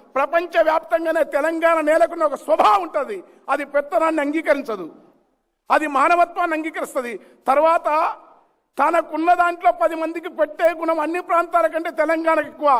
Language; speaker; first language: Telugu; native; Telugu